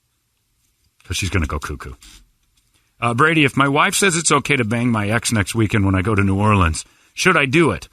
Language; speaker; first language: English; native; English